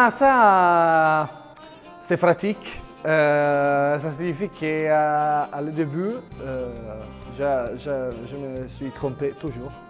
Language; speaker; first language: French; non-native, learner; Italian